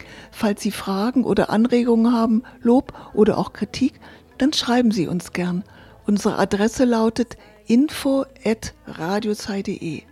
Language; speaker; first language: German; native; German